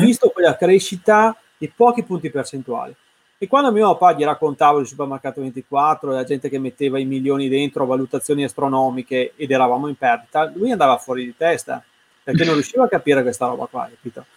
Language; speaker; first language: Italian; native; Italian